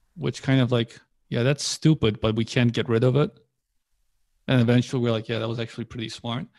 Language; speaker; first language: English; early bilingual, other home language; Polish